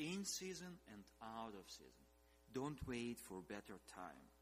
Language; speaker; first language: English; non-native, fluent; Russian